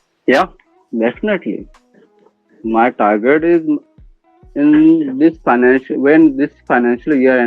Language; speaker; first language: English; non-native, learner; Hindi